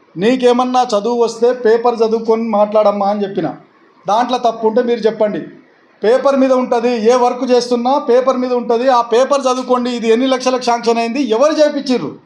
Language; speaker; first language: Telugu; non-native, local second language; Lambadi